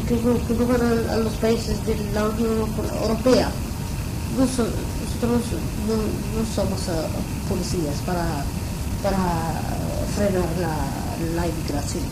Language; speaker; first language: Spanish; non-native, learner; Arabic